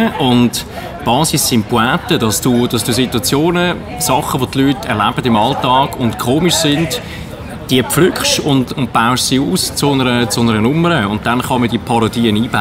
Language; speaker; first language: German; native; German